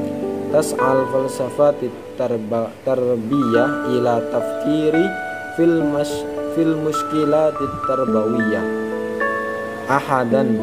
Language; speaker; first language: Arabic; non-native, learner; Indonesian